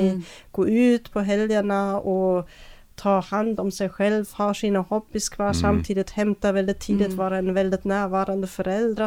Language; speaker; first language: Swedish; non-native, fluent; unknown